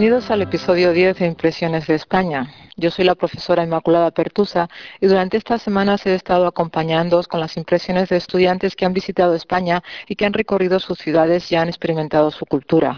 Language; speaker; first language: Spanish; native; Spanish